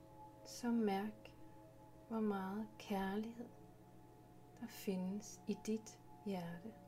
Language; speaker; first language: Danish; native; Danish